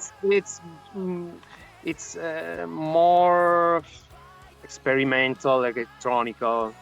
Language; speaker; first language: English; non-native, fluent; Italian